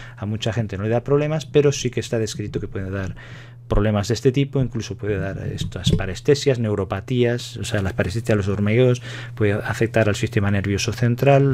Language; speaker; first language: Spanish; native; Spanish